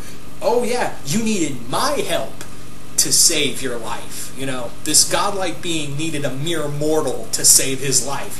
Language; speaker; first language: English; native; English